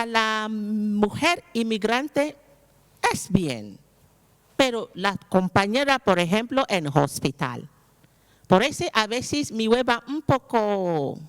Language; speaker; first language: Spanish; non-native, learner; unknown